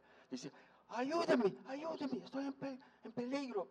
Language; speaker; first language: Spanish; non-native, fluent; English